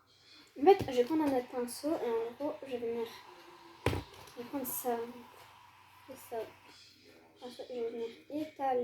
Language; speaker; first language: French; native; French